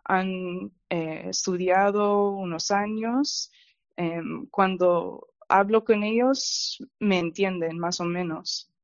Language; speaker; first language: Spanish; non-native, fluent; English